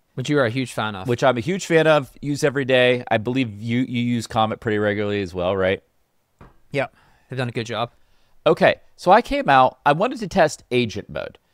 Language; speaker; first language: English; native; English